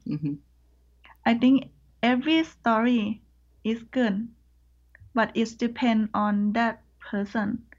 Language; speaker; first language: English; non-native, learner; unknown